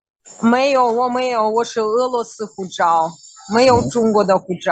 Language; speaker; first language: Chinese; non-native, fluent; Russian